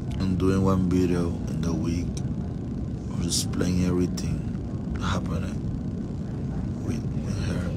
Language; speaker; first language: English; non-native, learner; Spanish